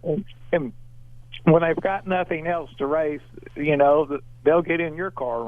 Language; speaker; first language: English; native; English